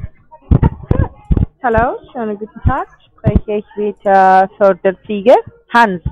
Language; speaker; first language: German; non-native, fluent; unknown